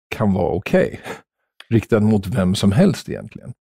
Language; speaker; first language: Swedish; non-native, fluent; English